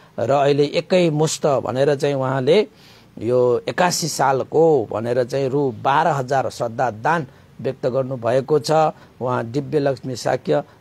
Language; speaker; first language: Nepali; native; Nepali